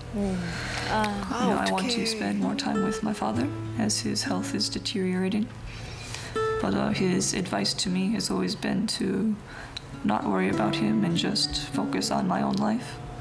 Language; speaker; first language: English; native; English